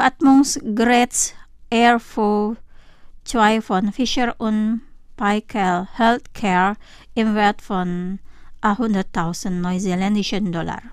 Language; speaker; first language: German; non-native, fluent; Indonesian